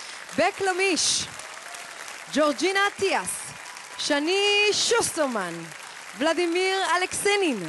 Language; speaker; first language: Hebrew; native; Hebrew